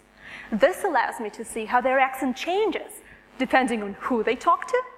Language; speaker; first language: English; non-native, fluent; Russian